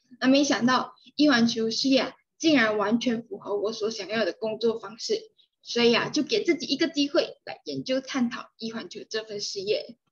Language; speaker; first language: Chinese; native; Chinese